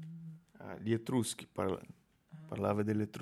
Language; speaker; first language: Italian; non-native, fluent; Portuguese